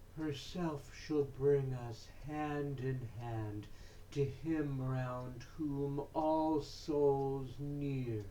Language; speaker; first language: English; native; English